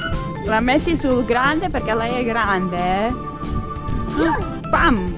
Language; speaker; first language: Italian; non-native, learner; Russian